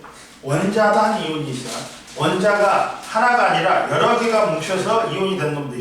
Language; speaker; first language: Korean; native; Korean